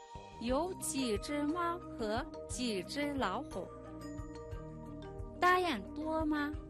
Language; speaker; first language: Chinese; non-native, fluent; Mongolian